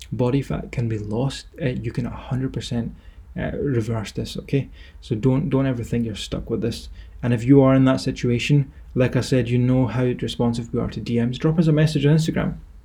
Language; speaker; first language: English; native; English